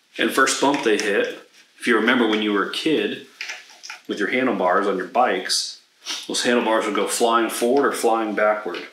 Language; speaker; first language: English; native; English